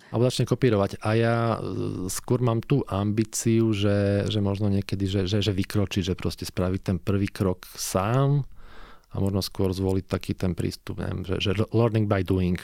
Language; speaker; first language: Slovak; native; Slovak